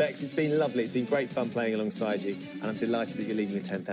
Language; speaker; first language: English; native; English